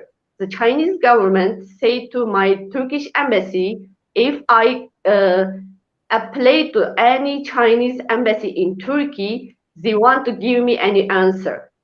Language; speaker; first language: English; non-native, learner; Uyghur